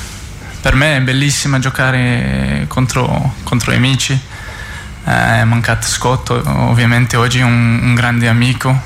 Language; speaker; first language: Italian; non-native, fluent; English